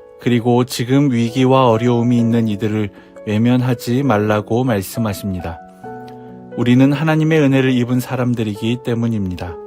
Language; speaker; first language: Korean; native; Korean